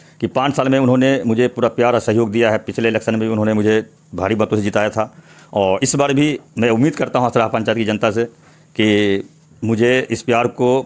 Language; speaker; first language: Hindi; native; Hindi